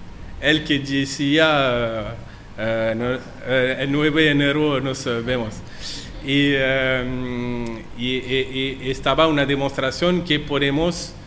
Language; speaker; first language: Spanish; non-native, learner; French